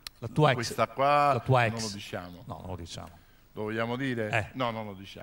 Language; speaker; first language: Italian; native; Italian